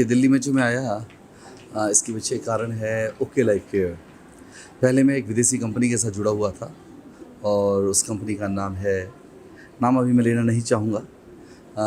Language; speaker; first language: Hindi; native; Hindi